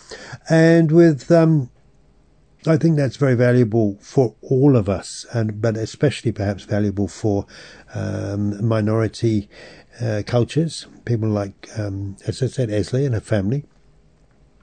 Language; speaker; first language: English; native; English